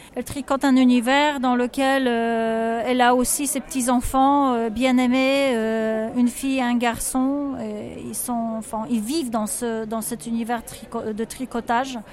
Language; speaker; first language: French; non-native, fluent; Polish